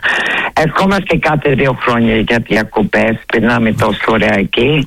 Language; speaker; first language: Greek; early bilingual, heritage; Greek